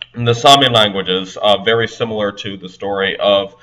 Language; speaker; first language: English; native; English